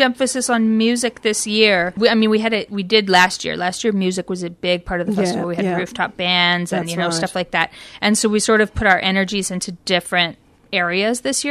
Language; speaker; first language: English; native; English